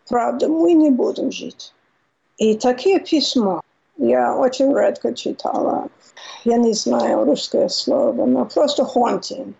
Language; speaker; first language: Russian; non-native, fluent; English